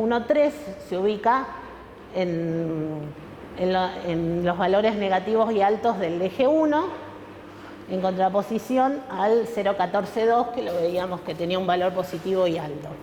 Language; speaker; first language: Spanish; native; Spanish